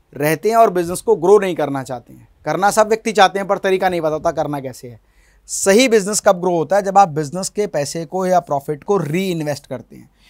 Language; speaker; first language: Hindi; native; Hindi